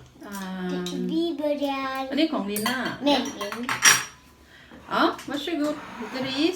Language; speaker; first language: Swedish; non-native, learner; Thai